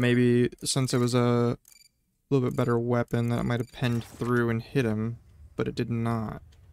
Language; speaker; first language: English; native; English